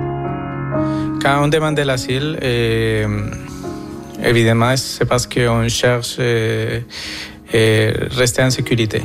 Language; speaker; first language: French; non-native, fluent; Spanish